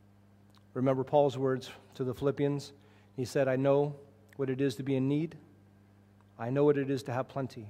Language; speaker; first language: English; native; English